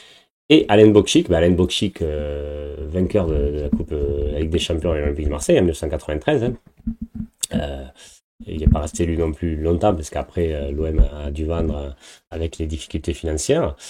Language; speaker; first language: French; native; French